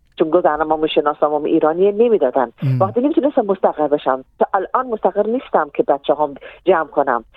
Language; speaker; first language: Persian; non-native, fluent; Arabic